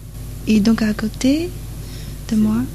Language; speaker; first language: French; non-native, learner; Chinese